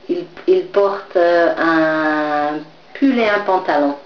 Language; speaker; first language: French; non-native, fluent; English